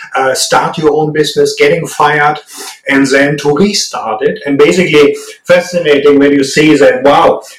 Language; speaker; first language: English; non-native, fluent; German